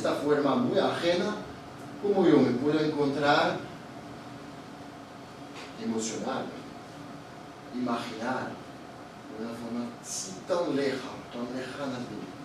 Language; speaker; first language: Spanish; non-native, fluent; Italian